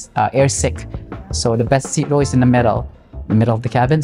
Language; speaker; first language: English; non-native, fluent; Malay